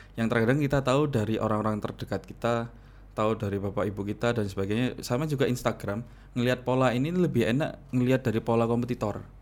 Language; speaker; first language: Indonesian; non-native, local second language; Madurese